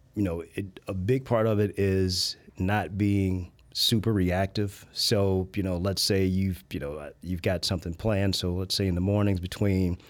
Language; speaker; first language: English; native; English